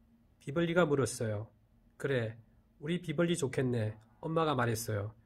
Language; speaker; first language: Korean; native; Korean